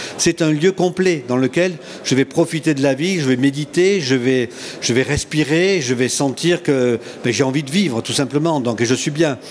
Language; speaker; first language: French; native; French